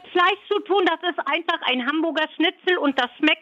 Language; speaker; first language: German; native; German